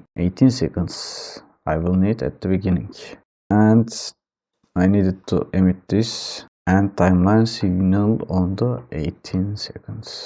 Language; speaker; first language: English; non-native, fluent; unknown